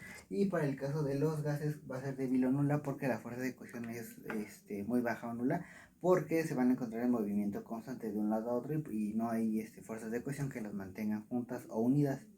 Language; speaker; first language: Spanish; native; Spanish